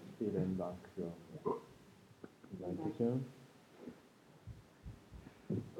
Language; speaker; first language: German; non-native, learner; Japanese